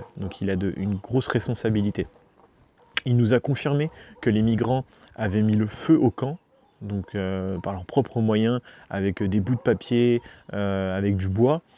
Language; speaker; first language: French; native; French